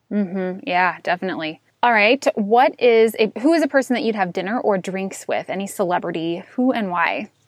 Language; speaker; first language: English; native; English